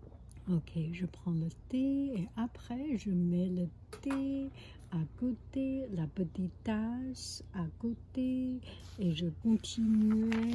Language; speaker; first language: French; non-native, fluent; Chinese